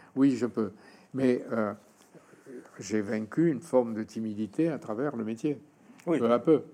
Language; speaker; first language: French; native; French